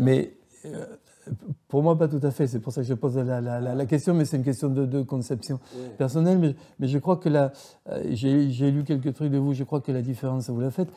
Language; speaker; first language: French; native; French